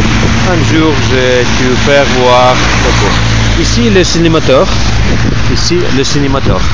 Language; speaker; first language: French; non-native, learner; Ukrainian